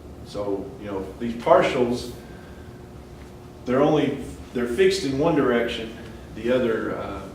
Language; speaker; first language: English; native; English